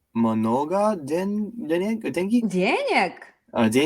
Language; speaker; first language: Russian; non-native, learner; English